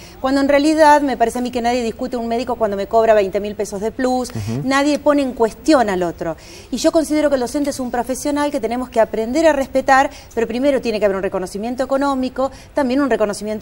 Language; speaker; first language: Spanish; native; Spanish